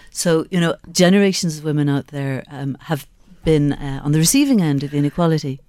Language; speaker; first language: English; native; English